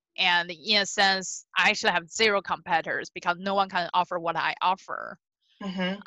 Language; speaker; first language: English; non-native, fluent; Chinese